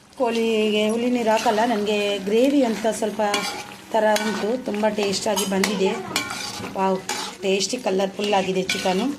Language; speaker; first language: Kannada; non-native, local second language; Tulu